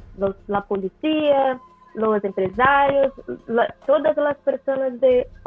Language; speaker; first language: Spanish; non-native, learner; Portuguese